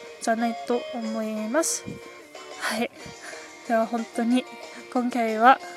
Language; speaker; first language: Japanese; non-native, learner; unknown